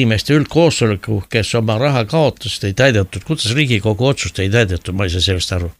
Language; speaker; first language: Estonian; native; Estonian